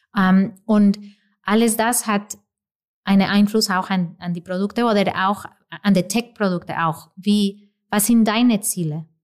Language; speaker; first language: German; non-native, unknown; Spanish